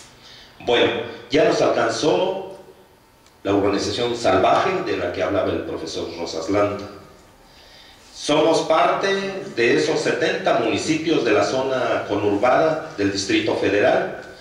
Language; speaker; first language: Spanish; native; Spanish